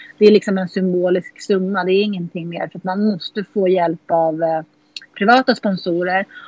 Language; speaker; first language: Swedish; native; Swedish